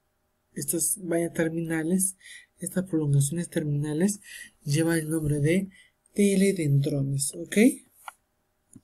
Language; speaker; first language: Spanish; native; Spanish